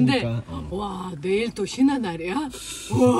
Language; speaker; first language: Korean; non-native, fluent; Russian